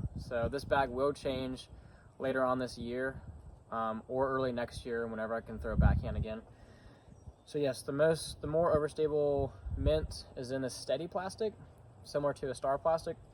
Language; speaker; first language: English; native; English